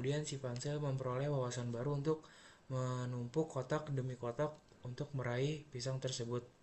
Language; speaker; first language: Indonesian; native; Indonesian